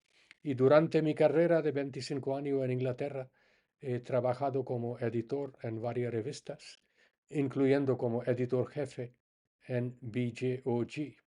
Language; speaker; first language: Spanish; non-native, fluent; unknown